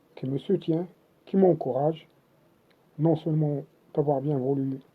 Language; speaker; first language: French; non-native, local second language; Arabic